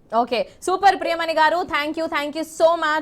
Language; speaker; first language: Telugu; native; Telugu